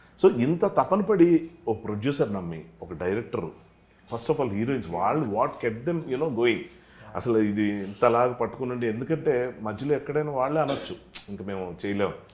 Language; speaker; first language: Telugu; native; Telugu